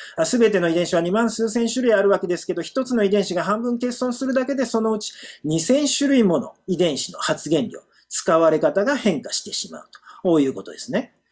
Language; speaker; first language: Japanese; native; Japanese